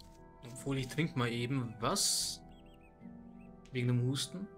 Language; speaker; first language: German; native; German